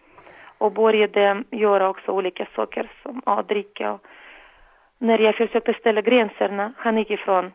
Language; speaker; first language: Swedish; non-native, fluent; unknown